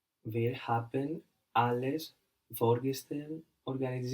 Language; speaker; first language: German; non-native, learner; English